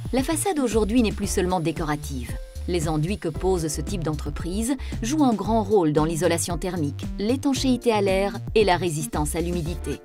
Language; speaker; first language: French; native; French